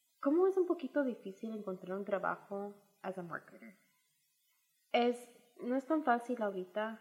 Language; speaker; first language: Spanish; early bilingual, heritage; Spanish